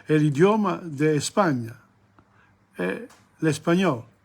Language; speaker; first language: Spanish; non-native, learner; English